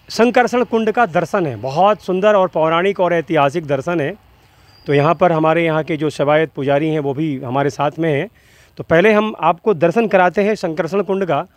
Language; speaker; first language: Hindi; native; Hindi